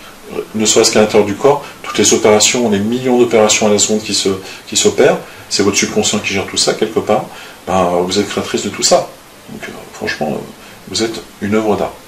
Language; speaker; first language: French; native; French